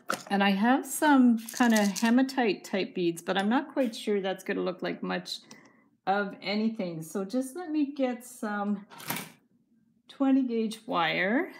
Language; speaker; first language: English; native; English